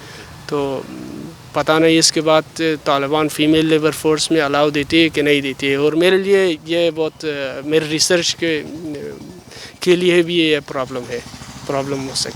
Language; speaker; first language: Hindi; non-native, fluent; Persian